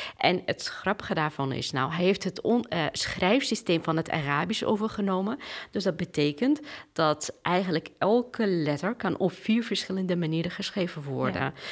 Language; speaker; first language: Dutch; non-native, fluent; Kurdish